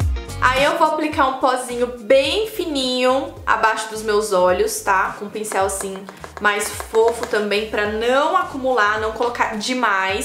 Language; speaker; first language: Portuguese; native; Portuguese